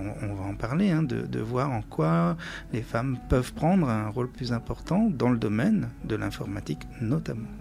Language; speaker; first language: French; native; French